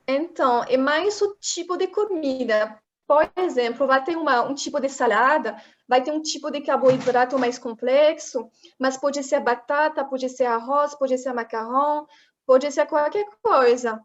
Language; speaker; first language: Portuguese; non-native, fluent; French